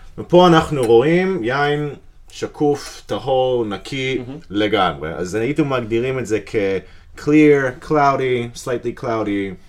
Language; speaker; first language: Hebrew; non-native, fluent; English